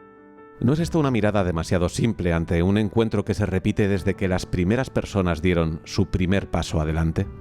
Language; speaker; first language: Spanish; native; Spanish